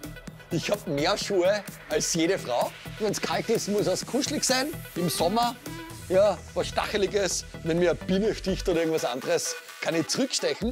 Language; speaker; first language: German; native; German